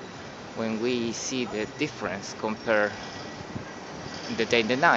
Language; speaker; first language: English; non-native, learner; Spanish